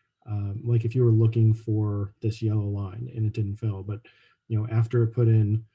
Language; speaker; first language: English; native; English